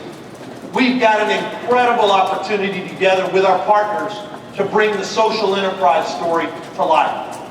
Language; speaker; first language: English; native; English